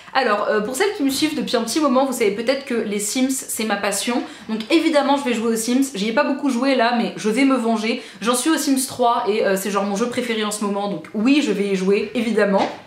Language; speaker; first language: French; native; French